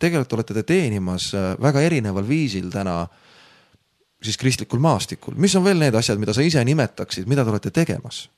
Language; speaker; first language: Estonian; native; Estonian